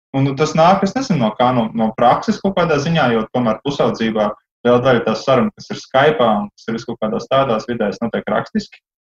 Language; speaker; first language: Latvian; native; Latvian